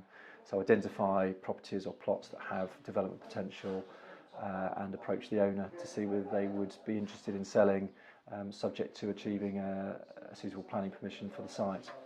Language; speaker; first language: English; native; English